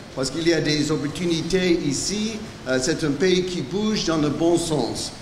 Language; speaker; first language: French; non-native, fluent; English